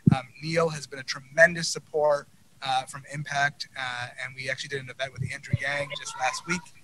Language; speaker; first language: English; native; English